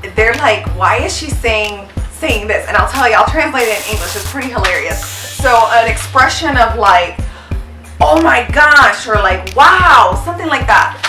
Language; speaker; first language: English; native; English